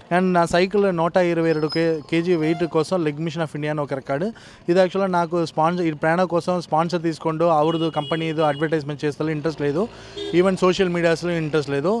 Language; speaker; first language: Telugu; non-native, learner; Tamil